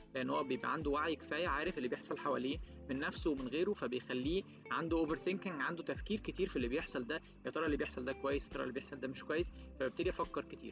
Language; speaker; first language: Arabic; native; Arabic